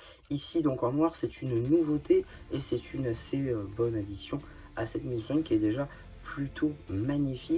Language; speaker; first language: French; native; French